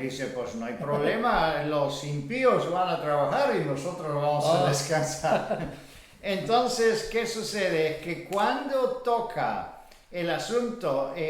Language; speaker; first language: Spanish; non-native, fluent; Bulgarian